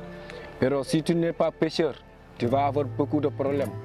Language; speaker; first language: French; non-native, local second language; Wolof